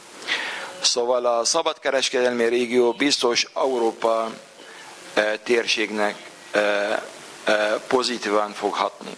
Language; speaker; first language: Hungarian; non-native, fluent; Arabic